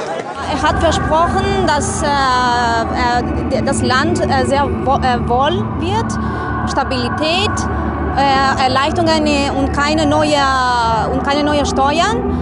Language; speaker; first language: German; non-native, fluent; Greek